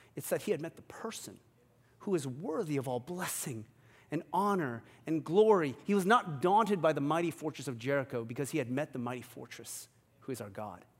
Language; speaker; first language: English; early bilingual, other home language; Korean